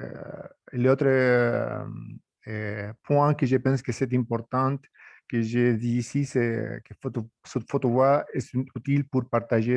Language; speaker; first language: French; non-native, fluent; Spanish